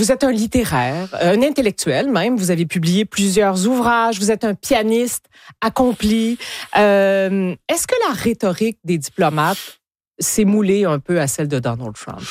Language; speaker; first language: French; native; French